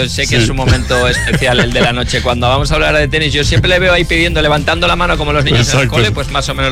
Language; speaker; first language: Spanish; native; Spanish